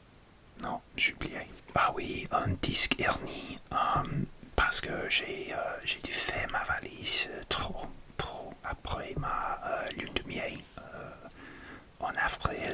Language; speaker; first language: French; non-native, learner; English